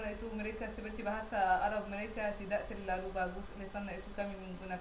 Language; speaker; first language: Indonesian; non-native, learner; Arabic